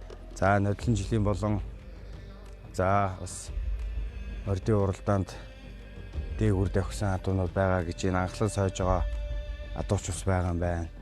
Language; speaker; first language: Mongolian; native; Mongolian